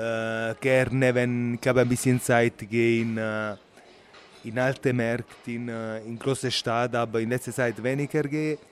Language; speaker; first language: German; non-native, learner; Italian